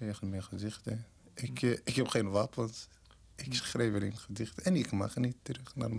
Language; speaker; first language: Dutch; non-native, learner; Berber languages